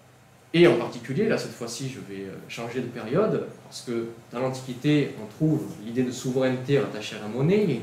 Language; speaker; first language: French; native; French